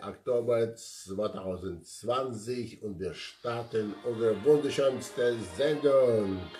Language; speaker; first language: German; non-native, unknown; Russian